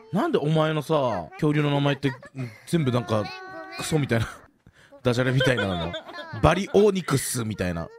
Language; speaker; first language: Japanese; native; Japanese